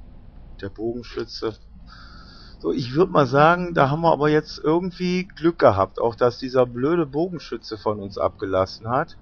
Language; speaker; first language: German; native; German